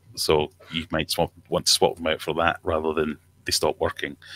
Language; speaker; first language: English; native; English